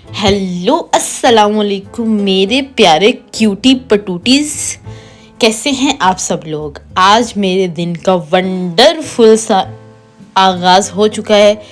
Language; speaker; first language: Urdu; native; Urdu